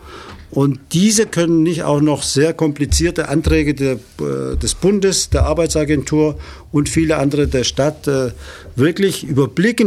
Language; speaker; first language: German; native; German